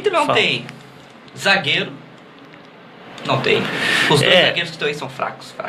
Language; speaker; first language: Portuguese; native; Portuguese